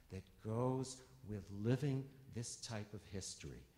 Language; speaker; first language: English; native; English